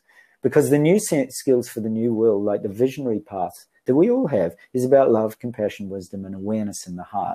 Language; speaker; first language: English; native; English